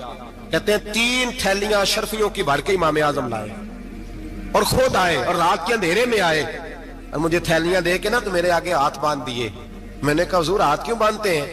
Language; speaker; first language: Hindi; non-native, local second language; Punjabi